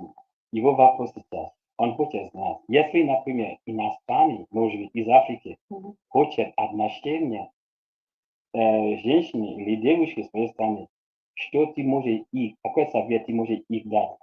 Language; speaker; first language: Russian; non-native, learner; English